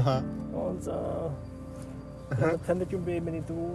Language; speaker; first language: Mongolian; non-native, learner; English